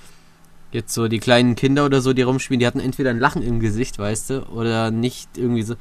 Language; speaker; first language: German; native; German